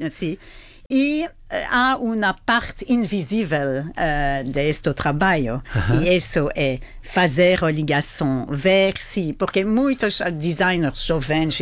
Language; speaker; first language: Portuguese; non-native, fluent; French